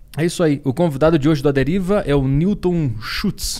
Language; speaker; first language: Portuguese; native; Portuguese